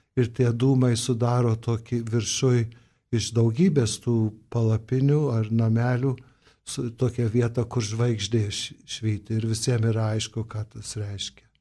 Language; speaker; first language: Lithuanian; early bilingual, heritage; Lithuanian